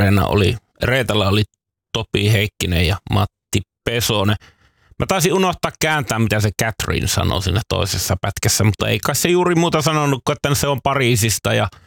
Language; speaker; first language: Finnish; native; Finnish